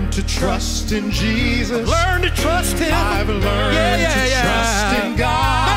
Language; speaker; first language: English; native; English